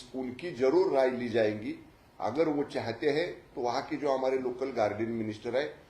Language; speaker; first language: Hindi; non-native, local second language; Marathi